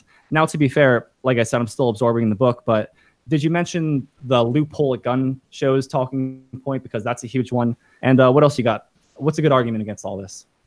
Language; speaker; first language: English; native; English